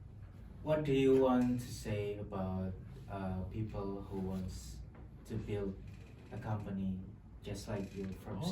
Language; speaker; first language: English; non-native, local second language; Indonesian